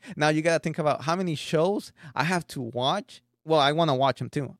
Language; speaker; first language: English; early bilingual, other home language; Spanish